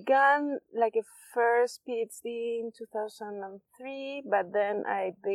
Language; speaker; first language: English; non-native, fluent; Spanish